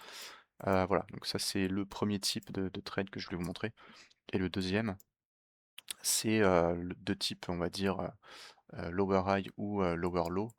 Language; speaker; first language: French; native; French